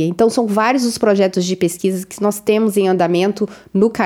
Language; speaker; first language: Portuguese; native; Portuguese